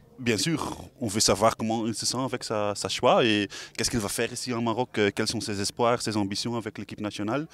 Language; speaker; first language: French; non-native, local second language; Dutch